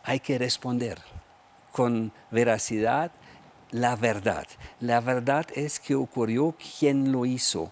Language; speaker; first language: Spanish; non-native, fluent; German